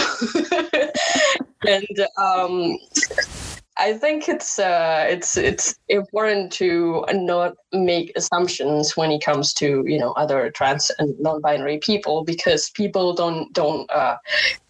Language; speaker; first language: English; non-native, fluent; Indonesian